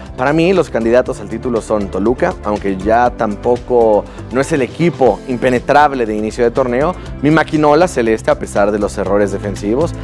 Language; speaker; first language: Spanish; native; Spanish